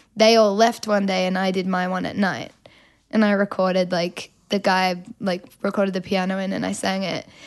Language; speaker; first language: English; native; English